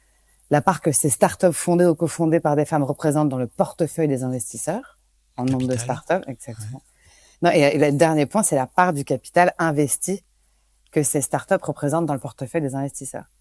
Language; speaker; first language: French; native; French